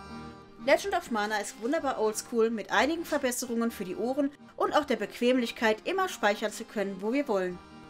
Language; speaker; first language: German; native; German